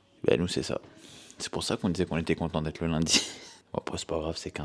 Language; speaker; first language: French; native; French